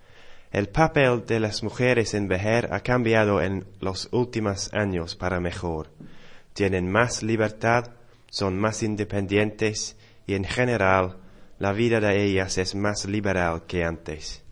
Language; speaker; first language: Spanish; non-native, learner; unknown